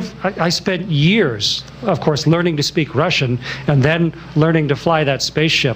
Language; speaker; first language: English; native; English